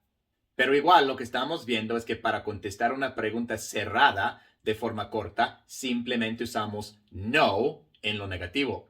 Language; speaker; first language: Spanish; non-native, fluent; English